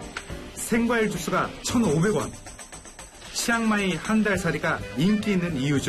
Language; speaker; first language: Korean; native; Korean